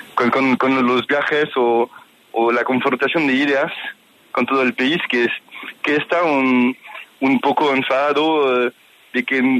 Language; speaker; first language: Spanish; non-native, fluent; French